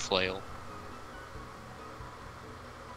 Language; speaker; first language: English; native; English